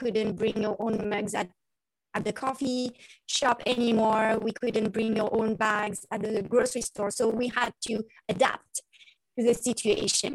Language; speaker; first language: English; non-native, fluent; French